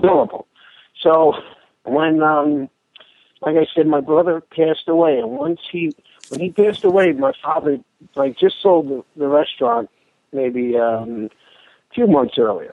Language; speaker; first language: English; native; English